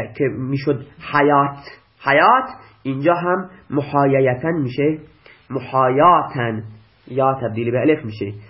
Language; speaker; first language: Persian; non-native, local second language; Baluchi